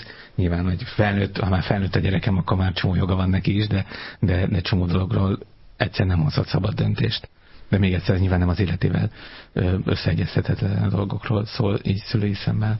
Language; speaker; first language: Hungarian; native; Hungarian